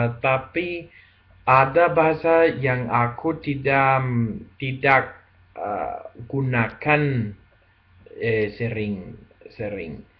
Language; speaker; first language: Indonesian; non-native, learner; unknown